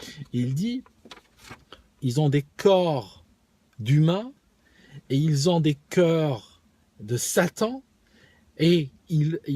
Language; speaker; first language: French; native; French